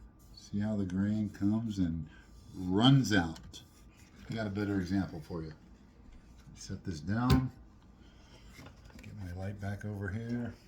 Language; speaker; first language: English; native; English